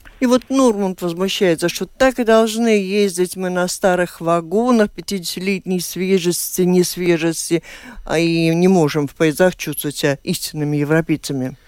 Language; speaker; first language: Russian; native; Russian